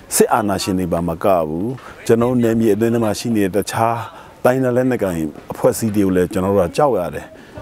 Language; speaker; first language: Burmese; non-native, local second language; Shwe Palaung